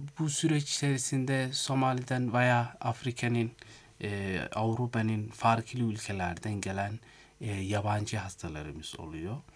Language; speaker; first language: Turkish; non-native, fluent; Somali